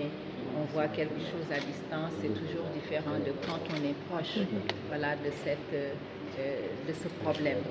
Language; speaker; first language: French; non-native, local second language; Wolof